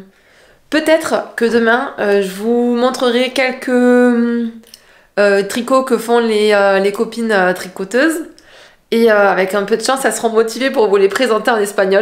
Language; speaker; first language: French; native; French